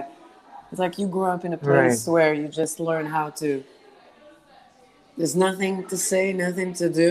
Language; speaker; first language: English; non-native, fluent; Hebrew